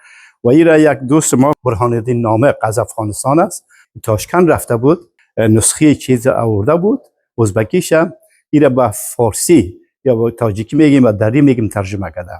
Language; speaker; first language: Persian; native; Persian